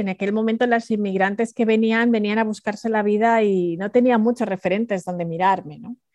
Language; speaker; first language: Spanish; early bilingual, other home language; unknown